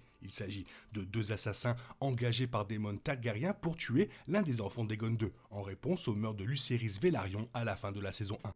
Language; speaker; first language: French; native; French